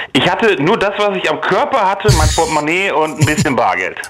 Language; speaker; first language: German; native; German